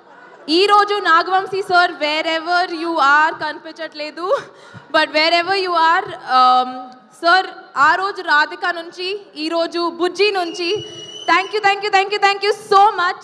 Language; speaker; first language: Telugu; non-native, learner; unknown